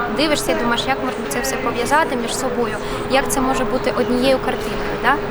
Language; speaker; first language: Ukrainian; non-native, local second language; Russian